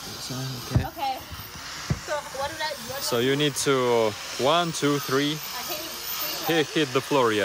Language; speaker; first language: English; non-native, learner; Russian